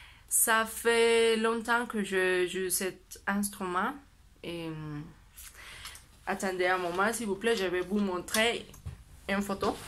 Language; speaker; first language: French; non-native, learner; Spanish